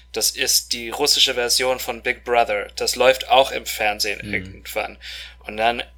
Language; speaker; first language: German; non-native, fluent; Russian